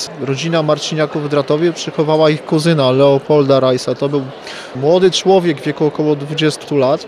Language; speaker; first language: Polish; native; Polish